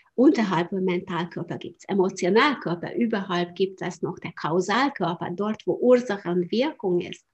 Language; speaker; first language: German; non-native, fluent; Hungarian